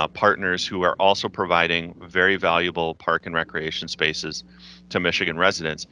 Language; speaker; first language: English; native; English